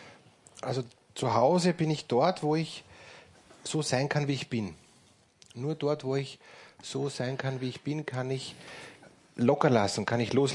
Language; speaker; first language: German; native; German